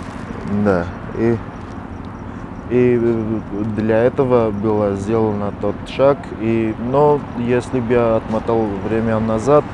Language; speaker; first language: Russian; non-native, fluent; Armenian